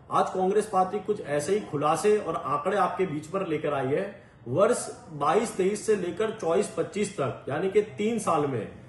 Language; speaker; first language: Hindi; non-native, local second language; Gujarati